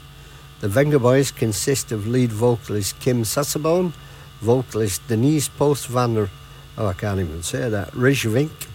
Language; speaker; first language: English; native; English